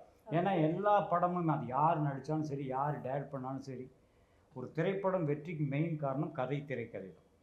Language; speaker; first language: Tamil; native; Tamil